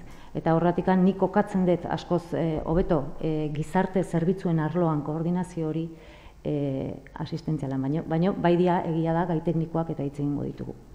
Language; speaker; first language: Basque; native; Basque